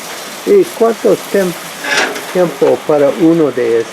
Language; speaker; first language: Spanish; non-native, learner; English